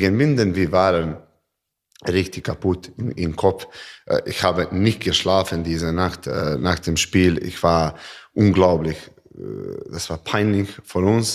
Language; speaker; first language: German; non-native, learner; Serbian